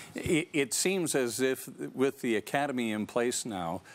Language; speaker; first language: English; native; English